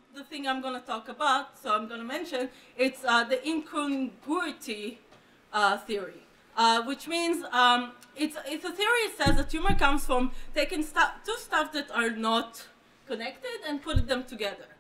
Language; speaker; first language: English; non-native, fluent; Hebrew